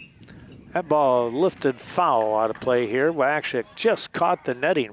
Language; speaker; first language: English; native; English